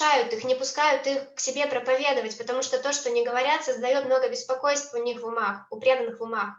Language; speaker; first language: Russian; native; Russian